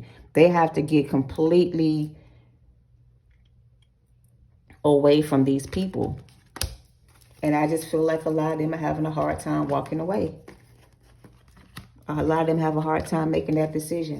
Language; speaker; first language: English; native; English